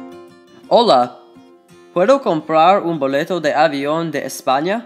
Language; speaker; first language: Spanish; non-native, learner; English